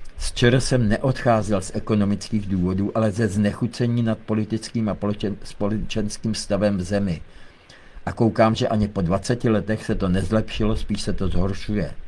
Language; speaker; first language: Czech; native; Czech